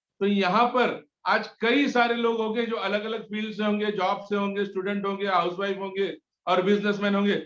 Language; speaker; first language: Hindi; native; Hindi